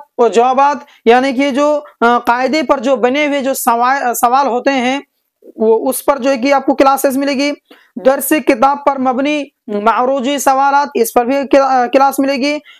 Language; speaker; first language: Hindi; native; Hindi